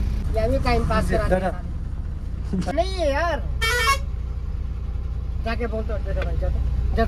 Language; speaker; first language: Hindi; non-native, local second language; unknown